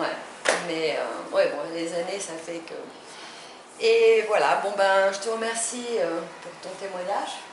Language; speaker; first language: French; non-native, fluent; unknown